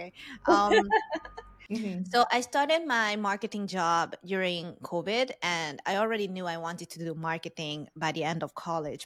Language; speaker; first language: English; non-native, fluent; Hungarian